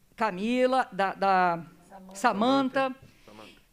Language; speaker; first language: Portuguese; native; Portuguese